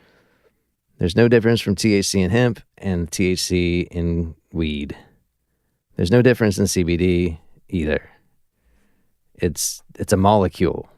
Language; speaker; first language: English; native; English